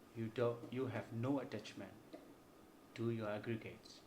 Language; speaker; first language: English; non-native, fluent; Burmese